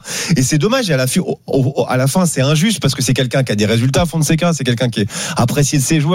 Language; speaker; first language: French; native; French